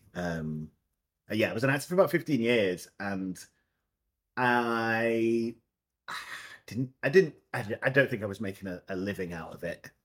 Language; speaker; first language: English; native; English